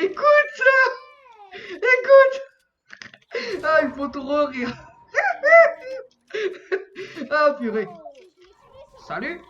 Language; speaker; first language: French; native; French